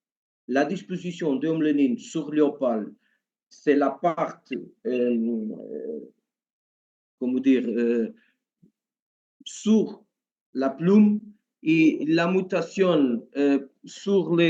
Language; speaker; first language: French; non-native, learner; Portuguese